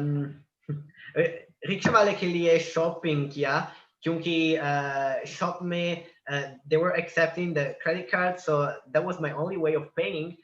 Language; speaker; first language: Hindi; non-native, learner; Italian